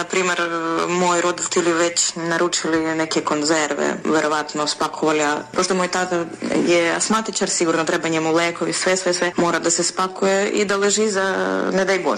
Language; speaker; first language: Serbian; non-native, fluent; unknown